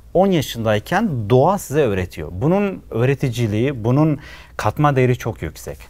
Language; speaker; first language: Turkish; native; Turkish